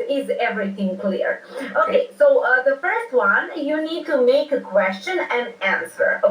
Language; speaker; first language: English; non-native, fluent; Serbian